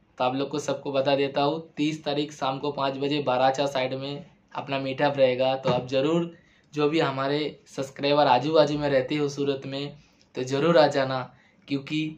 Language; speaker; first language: Hindi; non-native, local second language; Bangla